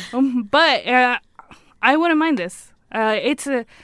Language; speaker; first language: English; native; English